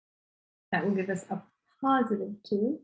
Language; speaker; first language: English; native; English